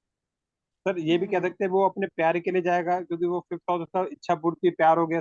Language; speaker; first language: Hindi; native; Hindi